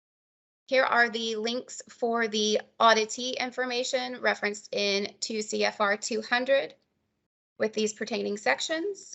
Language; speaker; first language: English; native; English